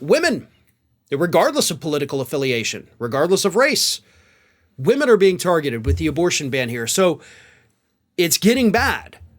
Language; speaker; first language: English; native; English